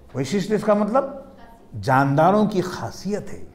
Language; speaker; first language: Hindi; non-native, local second language; Marathi